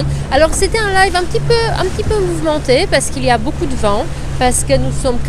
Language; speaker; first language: French; native; French